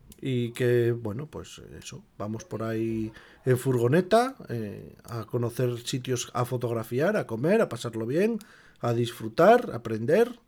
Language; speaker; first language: Spanish; native; Spanish